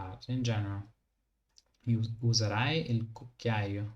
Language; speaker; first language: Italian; non-native, learner; English